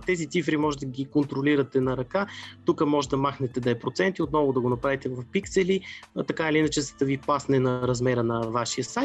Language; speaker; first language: Bulgarian; native; Bulgarian